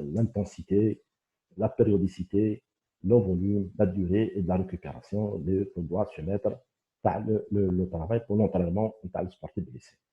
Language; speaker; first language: French; non-native, local second language; Arabic